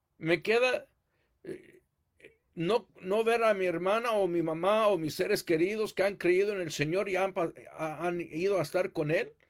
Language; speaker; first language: Spanish; early bilingual, heritage; Spanish